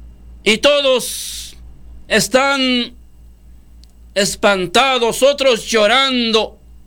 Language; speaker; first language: Spanish; native; Spanish